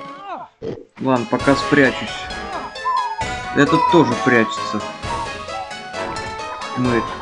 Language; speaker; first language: Russian; native; Russian